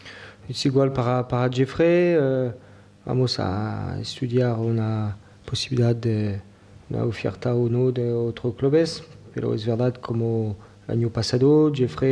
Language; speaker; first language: Spanish; non-native, learner; French